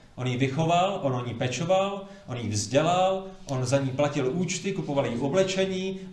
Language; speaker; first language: Czech; native; Czech